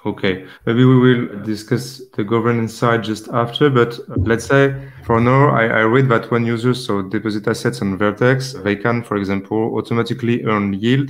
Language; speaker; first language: English; non-native, fluent; French